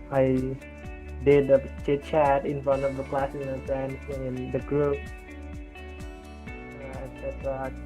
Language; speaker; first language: English; non-native, learner; Indonesian